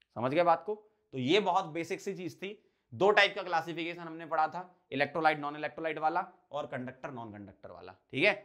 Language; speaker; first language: Hindi; native; Hindi